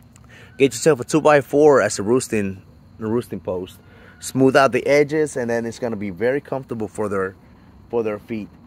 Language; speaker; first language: English; native; English